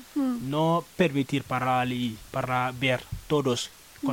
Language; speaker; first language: Spanish; non-native, learner; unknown